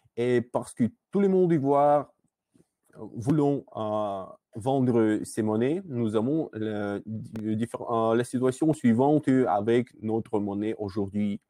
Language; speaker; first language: French; non-native, learner; Russian